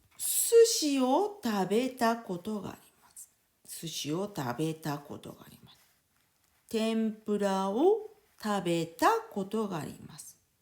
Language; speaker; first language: Japanese; non-native, fluent; French